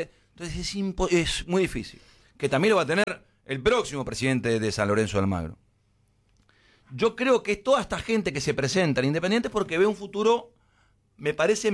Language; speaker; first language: Spanish; native; Spanish